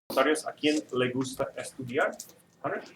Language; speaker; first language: Spanish; non-native, fluent; English